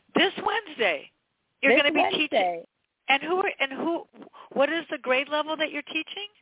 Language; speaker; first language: English; native; English